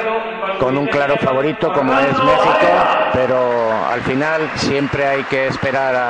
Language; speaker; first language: Spanish; native; Spanish